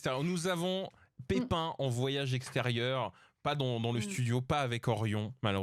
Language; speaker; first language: French; native; French